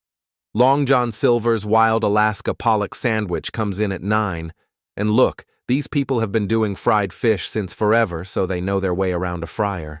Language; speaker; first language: English; native; English